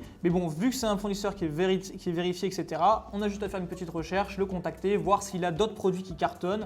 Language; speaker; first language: French; native; French